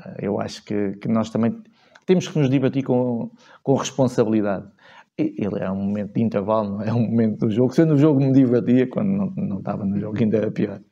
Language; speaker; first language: Portuguese; native; Portuguese